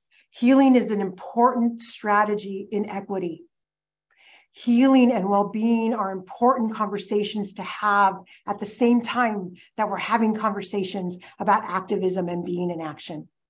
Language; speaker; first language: English; early bilingual, other home language; Spanish